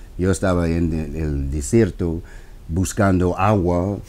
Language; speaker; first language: Spanish; non-native, learner; English